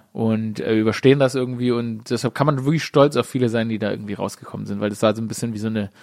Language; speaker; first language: German; native; German